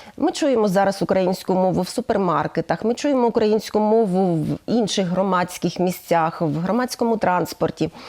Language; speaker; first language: Ukrainian; native; Ukrainian